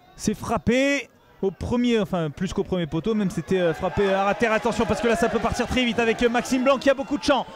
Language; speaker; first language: French; native; French